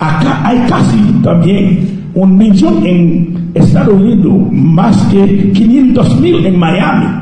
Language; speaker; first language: Spanish; non-native, local second language; Haitian Creole